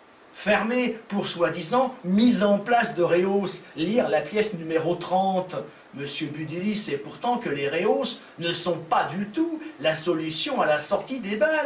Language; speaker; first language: French; native; French